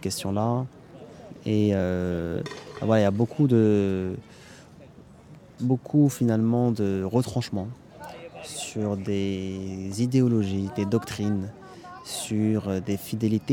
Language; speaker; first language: French; native; French